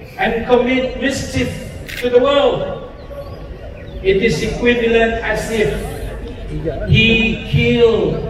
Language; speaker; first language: English; non-native, local second language; Malay